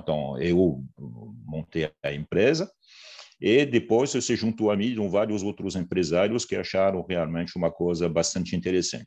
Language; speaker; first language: Portuguese; non-native, fluent; French